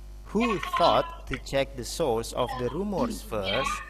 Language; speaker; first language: English; non-native, fluent; Indonesian